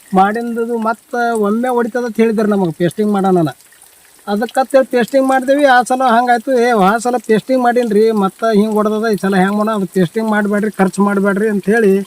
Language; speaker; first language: Kannada; native; Kannada